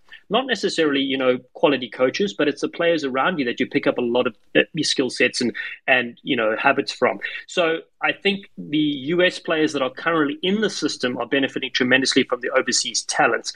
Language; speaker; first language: English; native; English